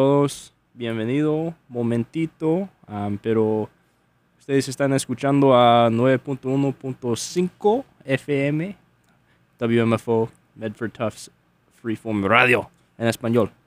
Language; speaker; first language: Spanish; non-native, learner; English